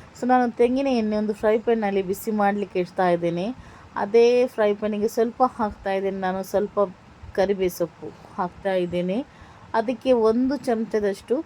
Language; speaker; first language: Kannada; non-native, local second language; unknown